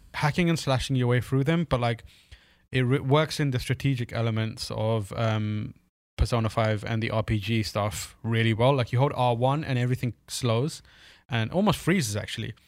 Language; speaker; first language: English; native; English